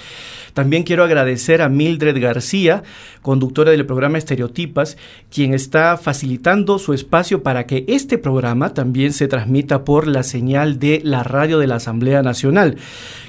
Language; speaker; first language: Spanish; native; Spanish